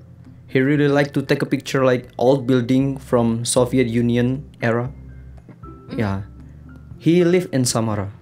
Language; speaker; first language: English; non-native, learner; Indonesian